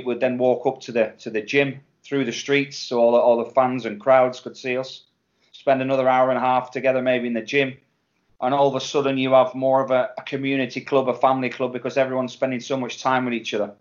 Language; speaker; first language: English; native; English